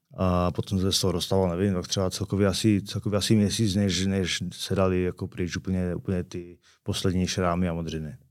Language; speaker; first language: Czech; native; Czech